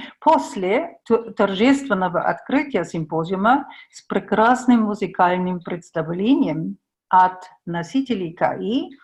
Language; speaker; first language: Russian; non-native, fluent; German